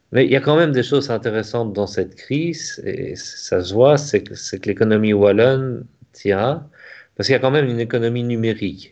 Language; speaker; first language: French; native; French